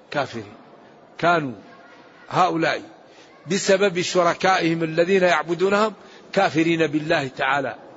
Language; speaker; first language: Arabic; native; Arabic